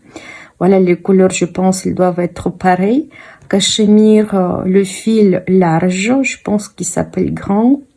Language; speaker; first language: French; non-native, fluent; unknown